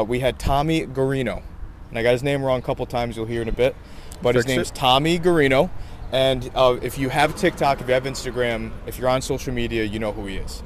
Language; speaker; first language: English; native; English